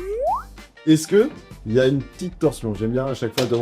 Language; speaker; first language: French; native; French